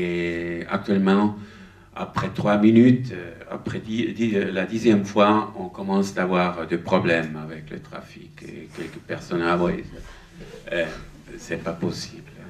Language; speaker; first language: French; non-native, learner; German